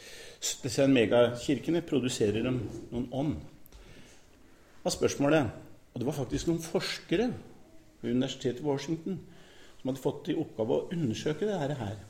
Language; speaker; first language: Norwegian; native; Norwegian